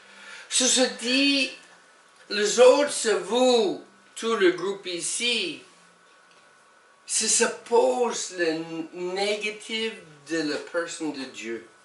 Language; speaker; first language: French; non-native, learner; English